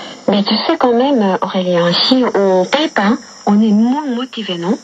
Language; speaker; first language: French; non-native, fluent; Korean